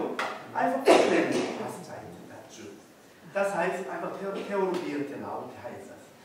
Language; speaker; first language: German; non-native, learner; Korean